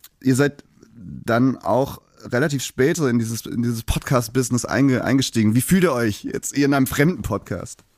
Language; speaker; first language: German; native; German